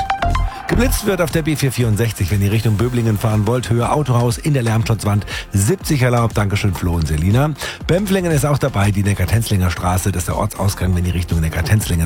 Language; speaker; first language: German; native; German